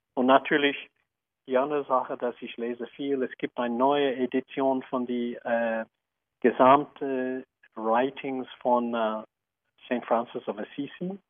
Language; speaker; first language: German; non-native, fluent; English